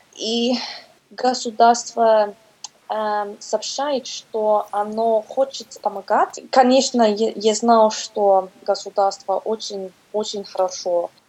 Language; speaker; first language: Russian; non-native, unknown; English